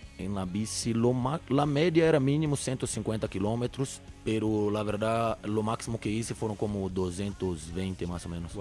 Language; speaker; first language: Spanish; non-native, fluent; Portuguese